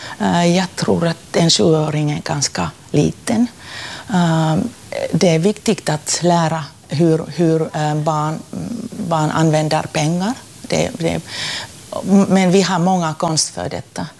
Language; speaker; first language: Swedish; non-native, local second language; Finnish